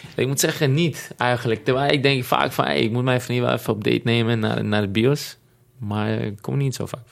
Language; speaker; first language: Dutch; non-native, fluent; Greek